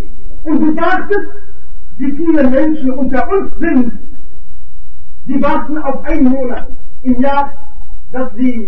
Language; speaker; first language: German; non-native, fluent; Arabic